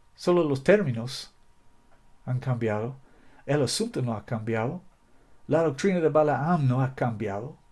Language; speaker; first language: Spanish; non-native, fluent; English